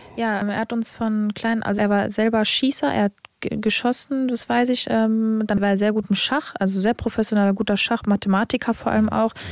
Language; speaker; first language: German; early bilingual, other home language; Serbian